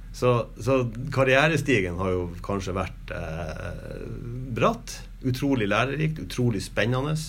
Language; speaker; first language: Norwegian; native; Norwegian